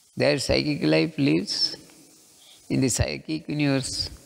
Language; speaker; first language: English; non-native, local second language; Kannada